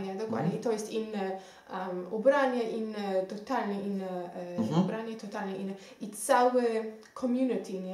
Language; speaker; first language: Polish; non-native, learner; Xhosa